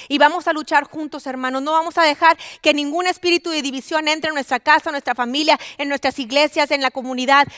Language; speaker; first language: Spanish; native; Spanish